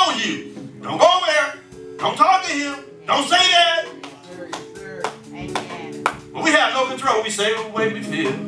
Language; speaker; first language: English; native; English